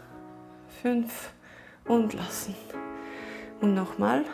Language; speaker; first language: German; non-native, learner; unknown